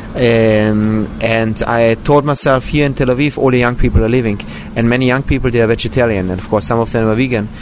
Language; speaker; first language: English; non-native, fluent; German